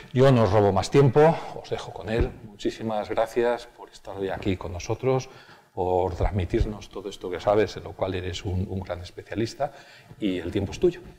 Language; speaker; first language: Spanish; native; Spanish